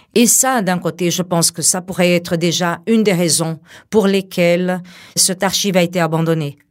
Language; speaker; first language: French; non-native, fluent; Portuguese